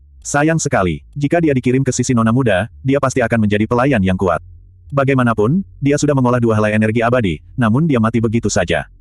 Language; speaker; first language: Indonesian; native; Indonesian